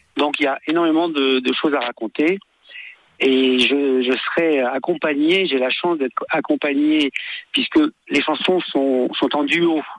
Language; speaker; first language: French; native; French